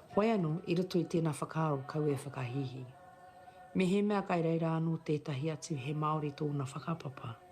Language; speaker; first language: Māori; non-native, local second language; English